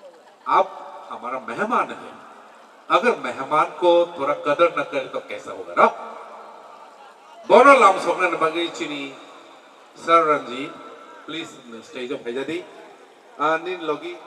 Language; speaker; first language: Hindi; non-native, local second language; Kok Borok